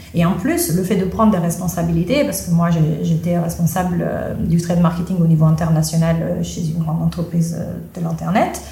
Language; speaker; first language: French; non-native, fluent; Italian